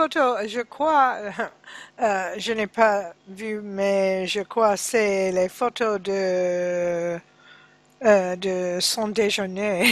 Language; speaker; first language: French; non-native, learner; English